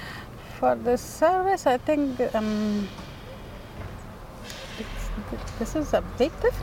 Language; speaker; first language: English; non-native, fluent; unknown